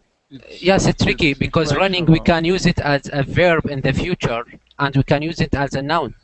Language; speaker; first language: English; non-native, fluent; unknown